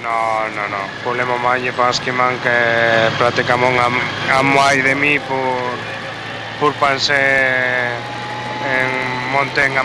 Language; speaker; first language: French; non-native, learner; Spanish